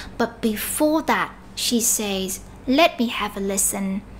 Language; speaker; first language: English; non-native, fluent; Vietnamese